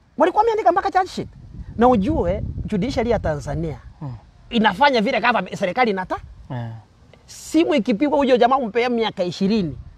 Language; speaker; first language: Swahili; non-native, local second language; Gusii